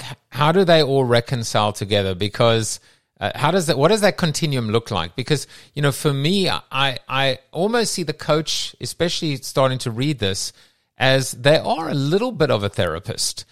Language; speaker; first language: English; native; English